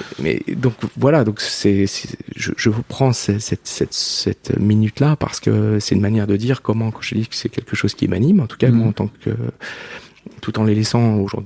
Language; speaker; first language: French; native; French